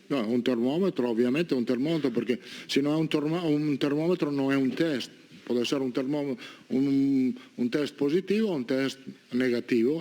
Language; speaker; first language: Spanish; non-native, fluent; Italian